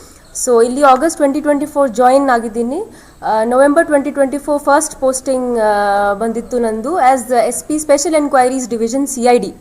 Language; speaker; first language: Kannada; non-native, local second language; Hindi